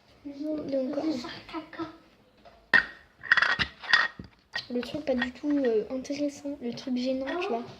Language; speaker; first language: French; native; French